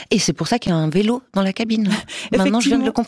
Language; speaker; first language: French; native; French